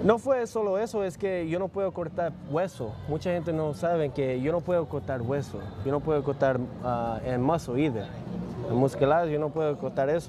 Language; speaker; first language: Spanish; early bilingual, heritage; English